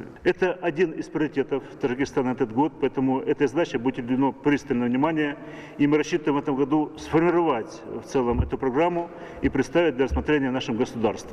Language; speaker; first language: Russian; native; Russian